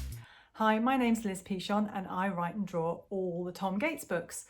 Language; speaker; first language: English; native; English